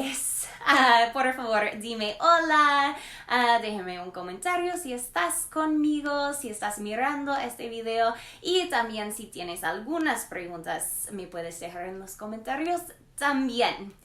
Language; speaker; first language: Spanish; non-native, learner; English